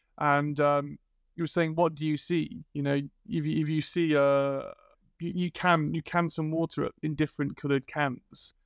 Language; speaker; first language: English; native; English